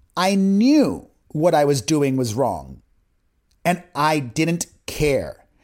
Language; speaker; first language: English; native; English